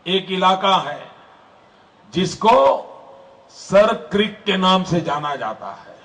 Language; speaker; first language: Hindi; non-native, local second language; Gujarati